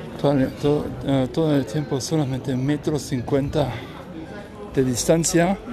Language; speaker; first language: Spanish; non-native, learner; German